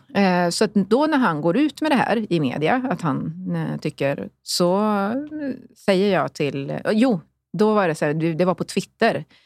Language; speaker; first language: Swedish; early bilingual, other home language; Spanish